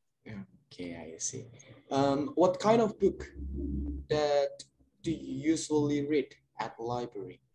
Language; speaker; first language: English; non-native, fluent; Indonesian